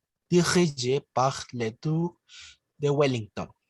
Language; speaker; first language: French; non-native, learner; Spanish